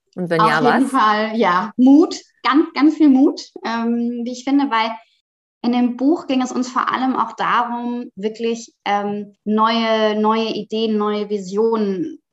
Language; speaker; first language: German; native; German